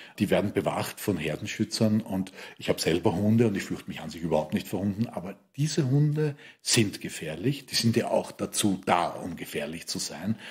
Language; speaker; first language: German; native; German